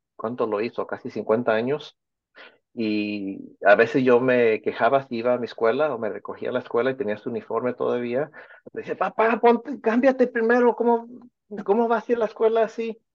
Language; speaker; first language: Spanish; early bilingual, heritage; Spanish